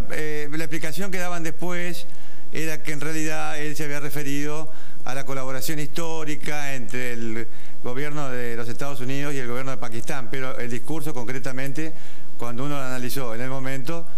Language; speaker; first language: Spanish; native; Spanish